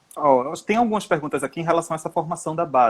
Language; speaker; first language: Portuguese; native; Portuguese